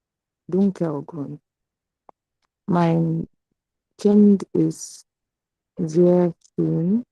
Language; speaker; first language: German; non-native, learner; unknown